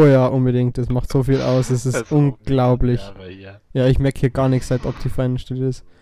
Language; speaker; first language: German; native; German